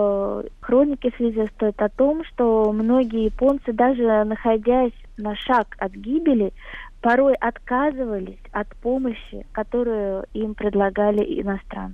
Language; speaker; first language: Russian; native; Russian